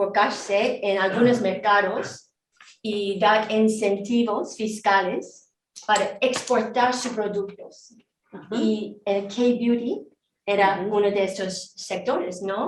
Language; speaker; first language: Spanish; non-native, fluent; Korean